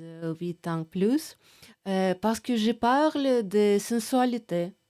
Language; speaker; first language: French; non-native, fluent; Russian